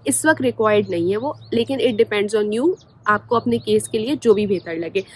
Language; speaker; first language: Urdu; native; Urdu